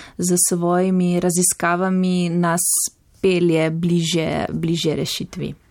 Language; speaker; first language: Slovenian; non-native, local second language; Italian